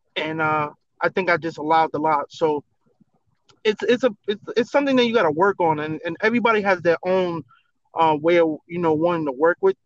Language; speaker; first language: English; native; English